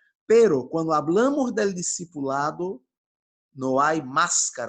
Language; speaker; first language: Spanish; non-native, fluent; Portuguese